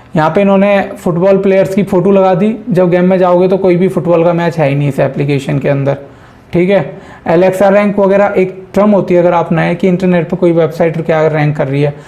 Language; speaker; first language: Hindi; native; Hindi